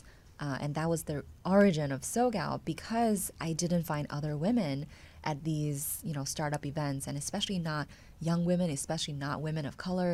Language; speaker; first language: English; non-native, fluent; Chinese